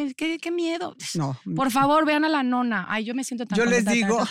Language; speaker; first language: Spanish; native; Spanish